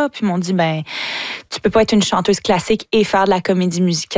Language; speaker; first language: French; native; French